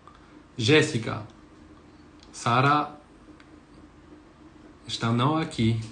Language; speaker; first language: Portuguese; non-native, learner; French